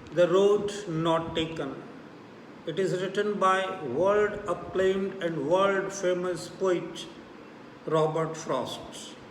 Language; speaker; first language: English; non-native, local second language; Punjabi